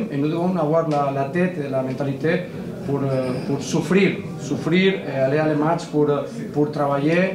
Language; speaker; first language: French; non-native, learner; Spanish